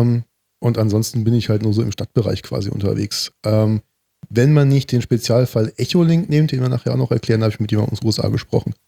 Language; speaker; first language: German; native; German